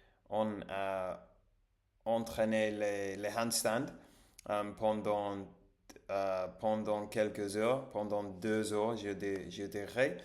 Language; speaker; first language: French; non-native, learner; English